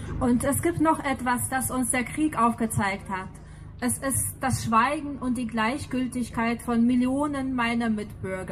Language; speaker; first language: German; non-native, fluent; Russian